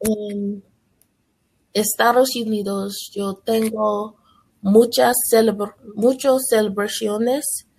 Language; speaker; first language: Spanish; non-native, learner; English